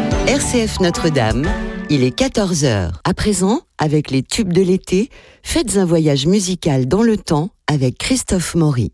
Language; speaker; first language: French; native; French